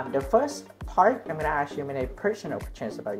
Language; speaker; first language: English; non-native, learner; Vietnamese